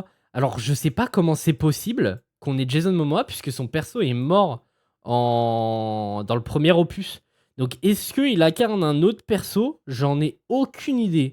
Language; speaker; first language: French; native; French